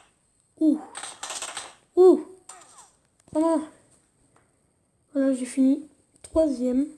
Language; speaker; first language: French; native; French